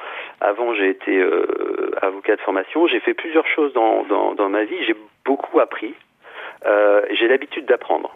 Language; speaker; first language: French; native; French